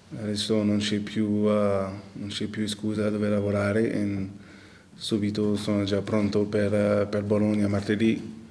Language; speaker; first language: Italian; non-native, local second language; French